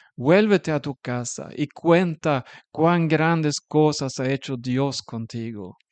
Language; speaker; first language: Spanish; non-native, fluent; Swedish